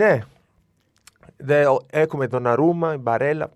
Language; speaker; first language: Greek; non-native, learner; Italian